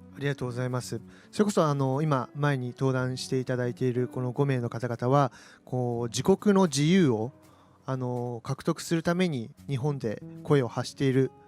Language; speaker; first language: Japanese; native; Japanese